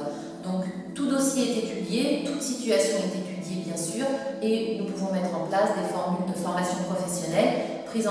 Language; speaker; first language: French; native; French